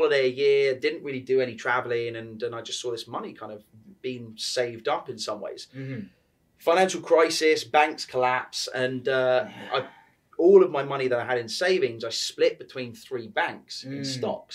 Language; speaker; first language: English; native; English